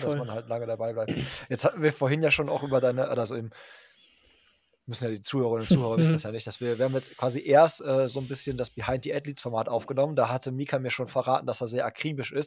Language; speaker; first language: German; native; German